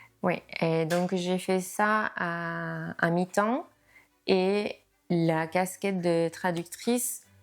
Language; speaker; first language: French; non-native, fluent; Spanish